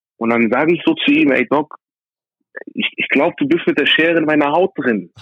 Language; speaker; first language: German; early bilingual, other home language; English